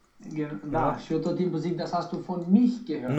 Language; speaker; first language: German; non-native, learner; Romanian